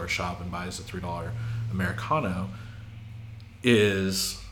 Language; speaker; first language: English; native; English